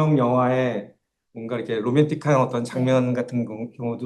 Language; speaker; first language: Korean; native; Korean